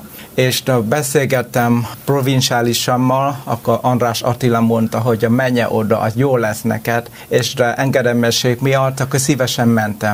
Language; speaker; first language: Hungarian; non-native, learner; Vietnamese